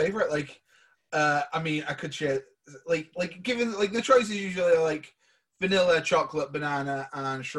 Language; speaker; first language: English; native; English